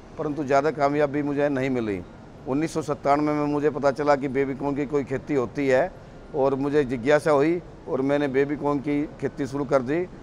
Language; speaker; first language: Hindi; native; Hindi